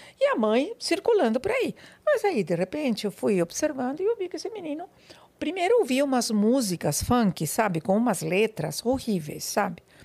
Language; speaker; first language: Portuguese; non-native, fluent; Spanish